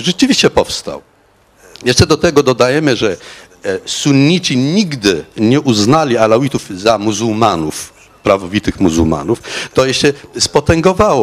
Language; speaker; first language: Polish; non-native, fluent; Arabic